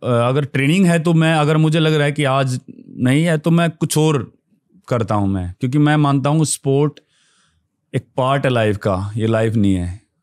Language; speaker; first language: Hindi; native; Hindi